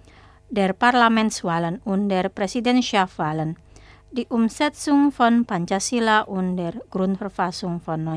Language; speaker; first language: German; non-native, fluent; Indonesian